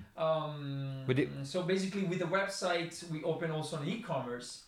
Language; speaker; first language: English; non-native, fluent; Italian